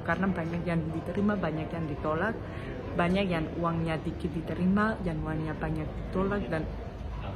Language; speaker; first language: Indonesian; non-native, fluent; Spanish